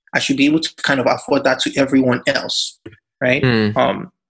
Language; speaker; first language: English; non-native, local second language; Yoruba